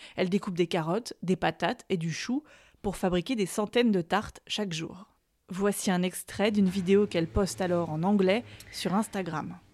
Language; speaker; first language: French; native; French